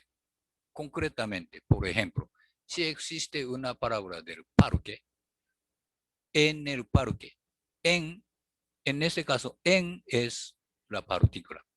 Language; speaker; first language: Spanish; non-native, learner; Japanese